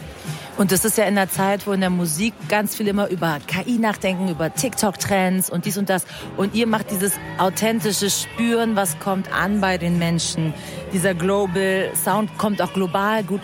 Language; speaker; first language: German; early bilingual, other home language; Persian